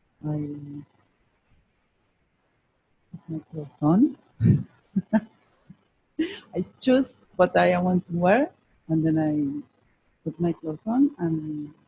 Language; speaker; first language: English; non-native, fluent; Spanish